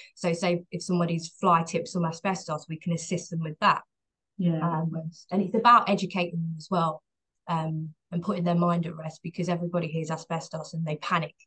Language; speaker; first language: English; native; English